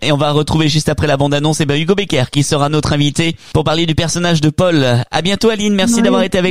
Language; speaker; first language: French; native; French